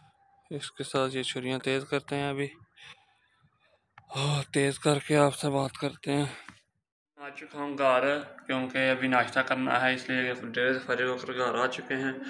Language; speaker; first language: Hindi; non-native, local second language; Punjabi